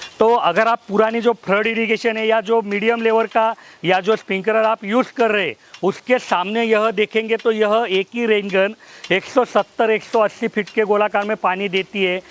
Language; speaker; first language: Hindi; non-native, local second language; Marathi